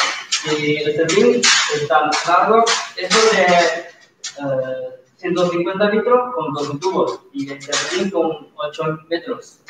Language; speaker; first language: Spanish; non-native, learner; Chinese